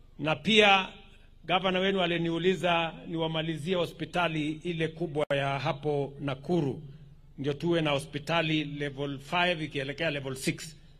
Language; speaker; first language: Swahili; non-native, local second language; Kalenjin